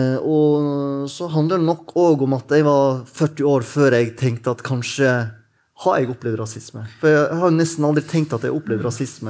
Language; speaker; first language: Norwegian; native; Norwegian